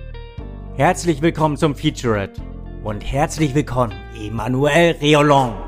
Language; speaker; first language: German; native; German